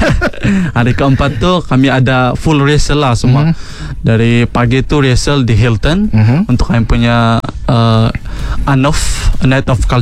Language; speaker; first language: Malay; non-native, local second language; Central Dusun